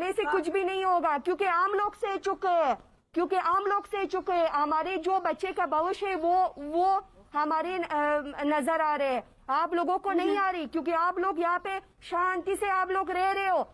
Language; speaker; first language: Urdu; non-native, fluent; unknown